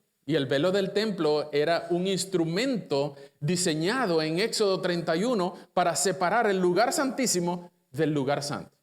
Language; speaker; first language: Spanish; native; Spanish